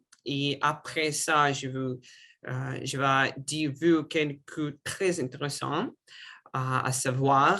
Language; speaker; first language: French; non-native, learner; Russian